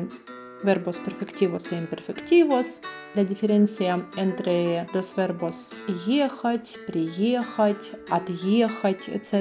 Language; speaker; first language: Spanish; non-native, fluent; Russian